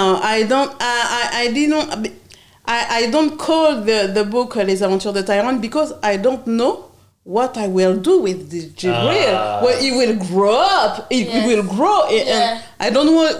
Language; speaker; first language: English; non-native, learner; French